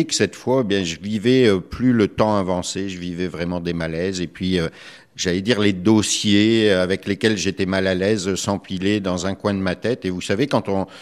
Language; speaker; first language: French; native; French